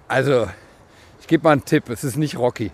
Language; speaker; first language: German; native; German